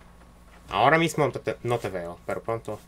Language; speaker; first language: Spanish; early bilingual, heritage; Spanish